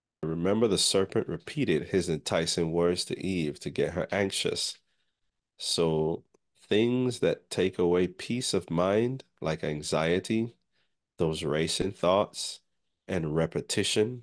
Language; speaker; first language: English; native; English